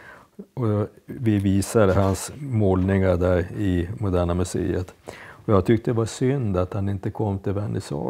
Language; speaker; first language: Swedish; native; Swedish